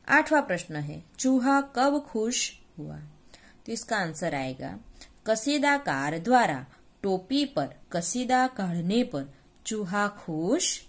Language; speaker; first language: Hindi; non-native, local second language; Gujarati